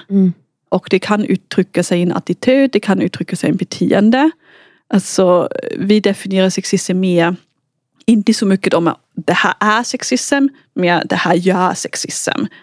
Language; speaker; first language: Swedish; non-native, fluent; German